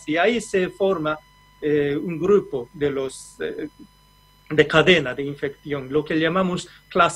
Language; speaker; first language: Spanish; non-native, fluent; Japanese